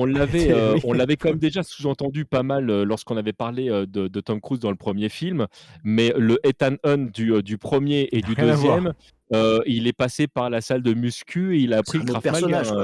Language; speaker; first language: French; native; French